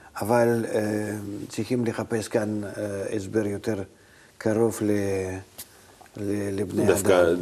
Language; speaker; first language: Hebrew; non-native, fluent; Russian